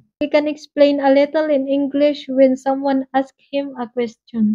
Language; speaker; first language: English; non-native, local second language; Waray